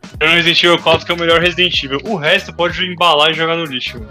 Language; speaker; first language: Portuguese; native; Portuguese